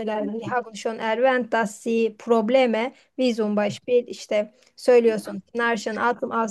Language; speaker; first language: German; non-native, learner; Turkish